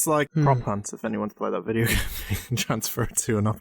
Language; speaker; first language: English; native; English